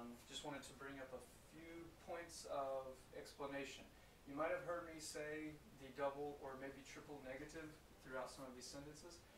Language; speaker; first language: English; native; English